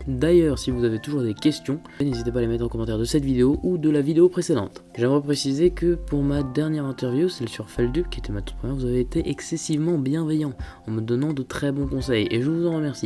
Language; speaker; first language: French; native; French